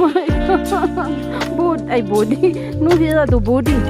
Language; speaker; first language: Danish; non-native, learner; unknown